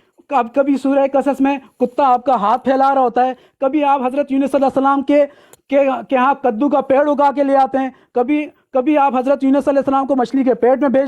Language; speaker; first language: Urdu; native; Urdu